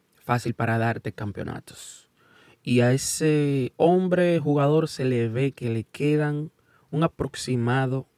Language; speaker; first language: Spanish; early bilingual, heritage; Spanish